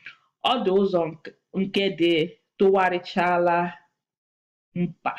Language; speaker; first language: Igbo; non-native, learner; English